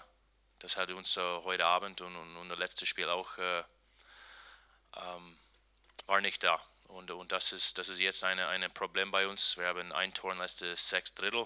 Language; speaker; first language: German; non-native, learner; English